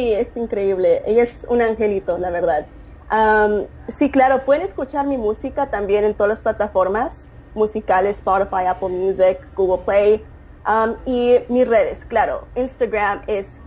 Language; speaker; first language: Spanish; early bilingual, heritage; Spanish